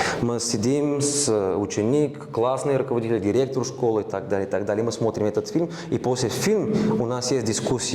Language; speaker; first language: Russian; non-native, learner; Bulgarian